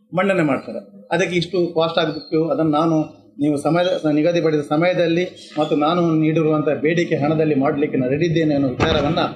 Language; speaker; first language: Kannada; native; Kannada